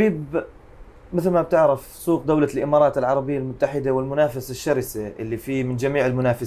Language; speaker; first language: Arabic; native; Arabic